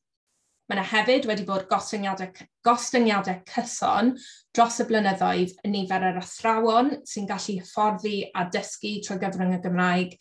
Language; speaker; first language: Welsh; native; Welsh